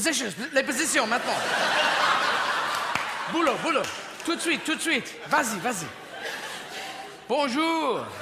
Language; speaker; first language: French; non-native, learner; English